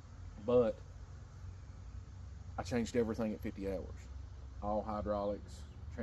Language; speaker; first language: English; native; English